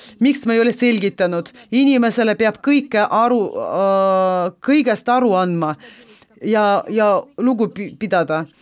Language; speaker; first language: Estonian; non-native, local second language; Russian